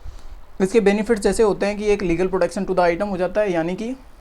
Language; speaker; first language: Hindi; native; Hindi